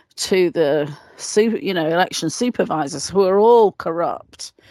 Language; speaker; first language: English; native; English